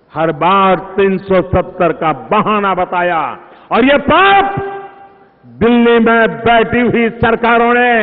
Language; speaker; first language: Hindi; non-native, local second language; Gujarati